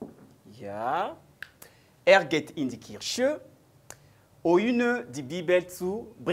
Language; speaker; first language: German; non-native, learner; French